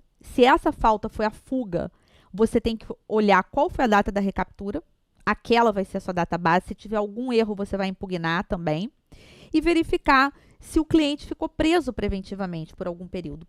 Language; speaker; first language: Portuguese; native; Portuguese